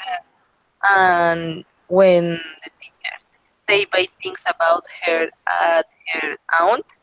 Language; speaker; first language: English; non-native, learner; Spanish